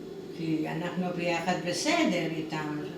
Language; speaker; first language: Hebrew; non-native, fluent; Italian